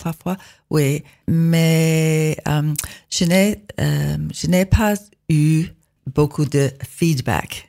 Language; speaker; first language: French; non-native, learner; English